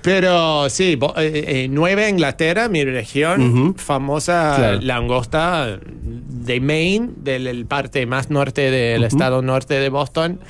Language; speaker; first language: Spanish; non-native, fluent; English